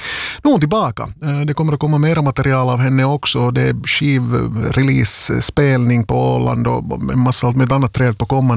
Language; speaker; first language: Swedish; native; Swedish